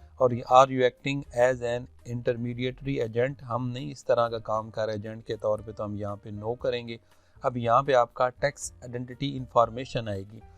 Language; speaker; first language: Urdu; non-native, local second language; Punjabi